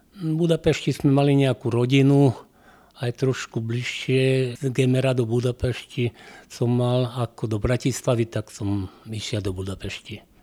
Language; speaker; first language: Slovak; non-native, local second language; Hungarian